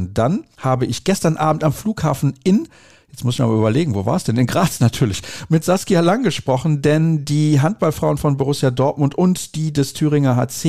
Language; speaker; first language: German; native; German